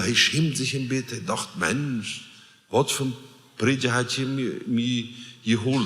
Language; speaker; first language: German; non-native, learner; Plautdietsch